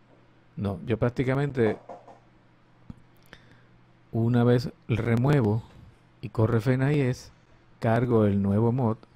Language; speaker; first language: Spanish; native; Spanish